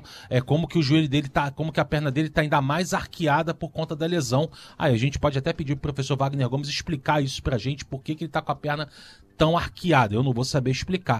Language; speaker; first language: Portuguese; native; Portuguese